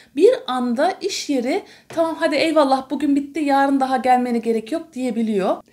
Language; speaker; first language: Turkish; early bilingual, heritage; Turkish